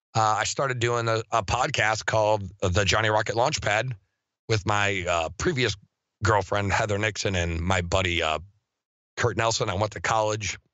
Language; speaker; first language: English; native; English